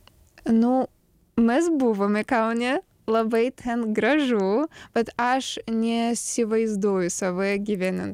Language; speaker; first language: Lithuanian; non-native, learner; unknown